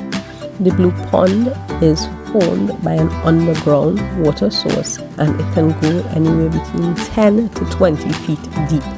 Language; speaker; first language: English; native; English